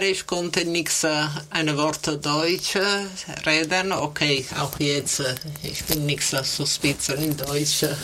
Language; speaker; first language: German; non-native, learner; Italian